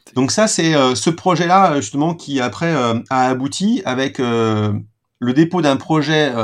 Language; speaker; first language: French; native; French